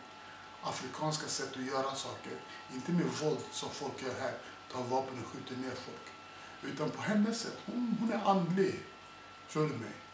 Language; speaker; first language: Swedish; non-native, fluent; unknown